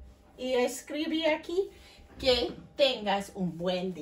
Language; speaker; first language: Spanish; non-native, fluent; English